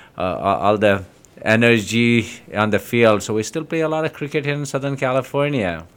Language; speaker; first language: English; non-native, local second language; Kashmiri